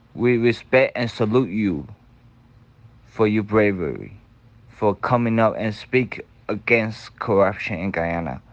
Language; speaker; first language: English; non-native, learner; Chinese